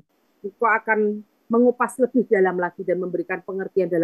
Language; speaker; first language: Indonesian; native; Indonesian